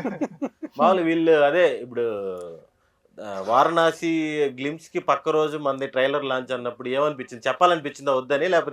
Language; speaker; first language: Telugu; native; Telugu